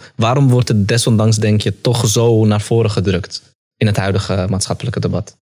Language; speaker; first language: Dutch; early bilingual, other home language; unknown